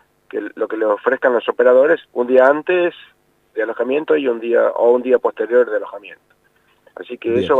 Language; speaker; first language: Spanish; native; Spanish